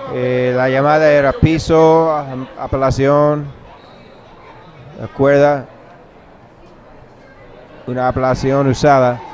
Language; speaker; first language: Spanish; non-native, learner; English